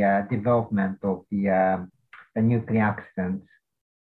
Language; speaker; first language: English; non-native, fluent; Japanese